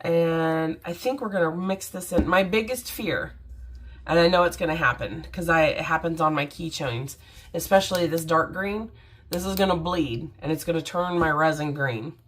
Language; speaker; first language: English; native; English